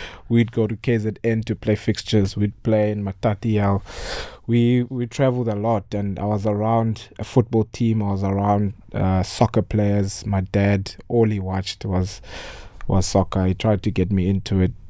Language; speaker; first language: English; non-native, local second language; Xhosa